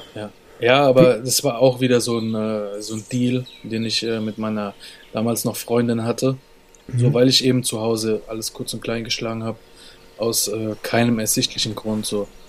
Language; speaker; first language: German; native; German